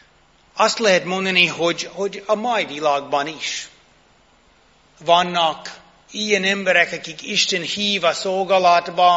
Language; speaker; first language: Hungarian; non-native, fluent; English